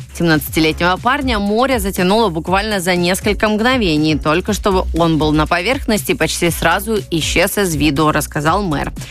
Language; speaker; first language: Russian; native; Russian